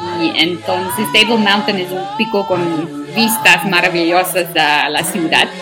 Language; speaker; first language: Spanish; non-native, learner; Afrikaans